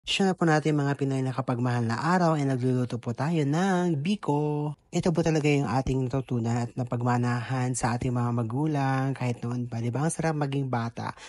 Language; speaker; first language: Filipino; non-native, local second language; Cebuano